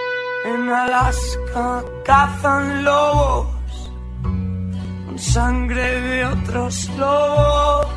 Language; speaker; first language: Spanish; native; Spanish